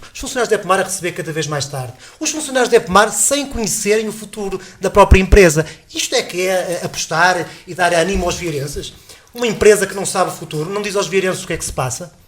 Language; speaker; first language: Portuguese; native; Portuguese